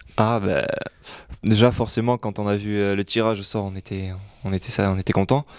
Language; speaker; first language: French; native; French